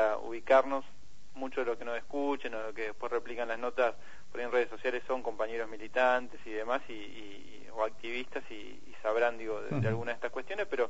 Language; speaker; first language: Spanish; native; Spanish